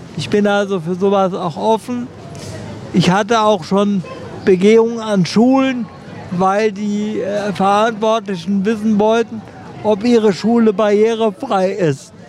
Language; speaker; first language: German; native; German